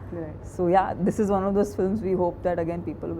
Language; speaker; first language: Telugu; non-native, local second language; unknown